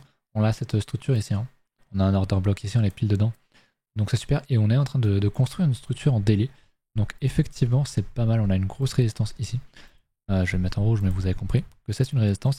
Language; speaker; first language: French; native; French